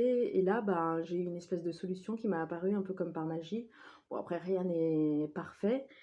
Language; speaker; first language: French; native; French